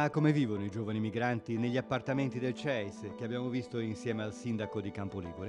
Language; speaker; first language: Italian; native; Italian